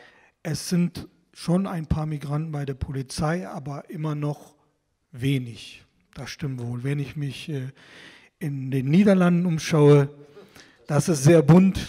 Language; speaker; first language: German; non-native, fluent; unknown